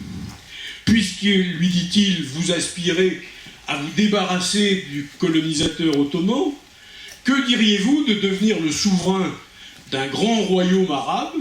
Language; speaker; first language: French; native; French